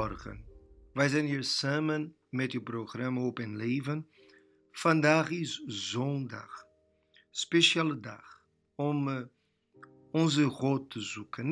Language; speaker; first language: Dutch; non-native, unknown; Portuguese